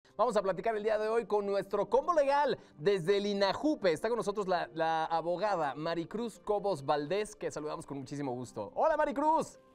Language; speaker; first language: Spanish; native; Spanish